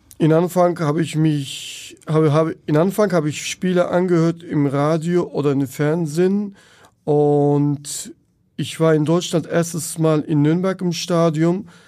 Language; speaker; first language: German; non-native, fluent; Turkish